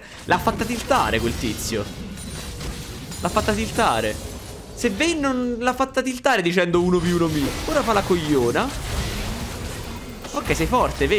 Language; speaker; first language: Italian; native; Italian